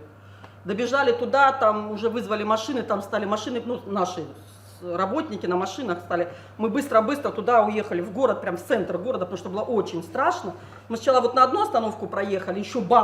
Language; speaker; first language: Russian; native; Russian